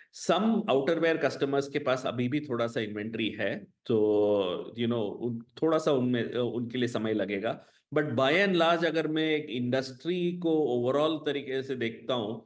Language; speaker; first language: Hindi; non-native, local second language; Tamil